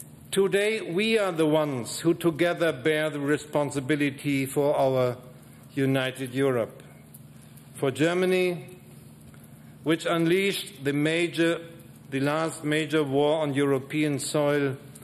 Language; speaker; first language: English; non-native, fluent; German